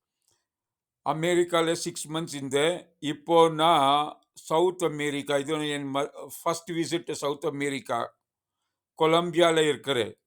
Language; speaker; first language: Tamil; non-native, learner; Kannada